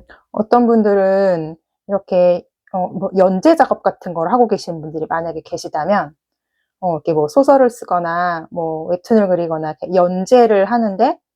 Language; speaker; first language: Korean; native; Korean